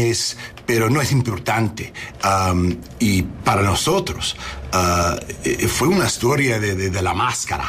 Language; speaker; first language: Spanish; non-native, learner; English